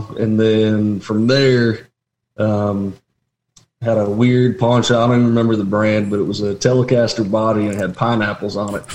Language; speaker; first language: English; native; English